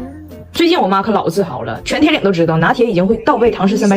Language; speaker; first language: Chinese; native; Chinese